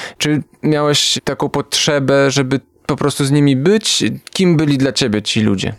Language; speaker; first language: Polish; native; Polish